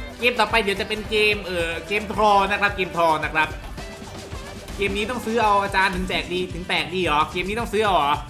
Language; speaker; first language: Thai; native; Thai